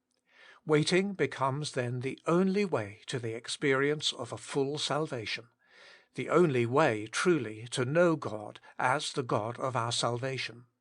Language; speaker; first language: English; native; English